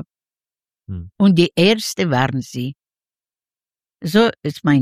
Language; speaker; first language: German; non-native, learner; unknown